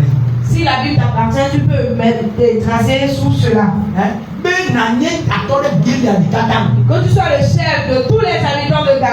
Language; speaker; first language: French; non-native, local second language; Ewe